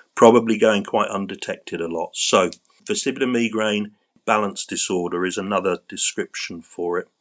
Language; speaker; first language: English; native; English